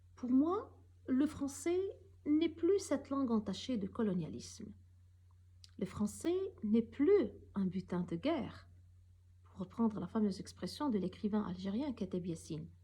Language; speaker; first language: French; non-native, local second language; Arabic